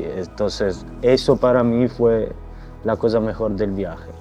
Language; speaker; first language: Spanish; non-native, learner; Italian